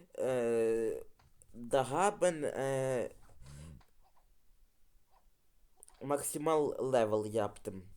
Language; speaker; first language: Turkish; non-native, learner; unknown